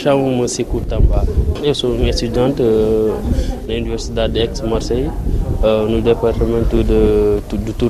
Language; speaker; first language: Portuguese; non-native, learner; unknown